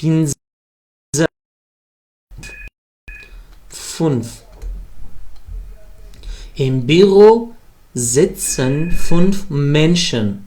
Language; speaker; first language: German; non-native, fluent; Pashto